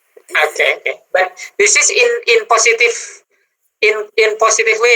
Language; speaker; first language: English; non-native, fluent; Indonesian